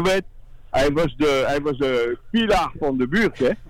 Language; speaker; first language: Dutch; non-native, fluent; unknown